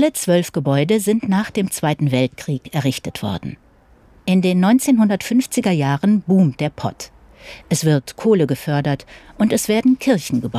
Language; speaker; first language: German; native; German